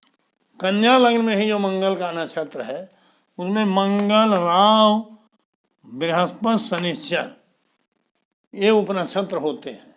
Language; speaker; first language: Hindi; native; Hindi